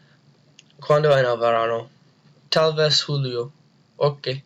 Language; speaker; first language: Spanish; non-native, learner; English